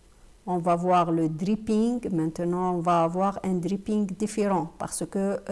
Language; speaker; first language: French; non-native, fluent; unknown